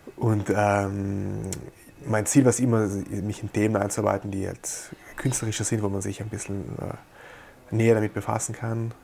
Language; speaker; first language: German; non-native, local second language; Ladin